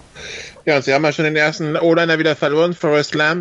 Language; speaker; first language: German; native; German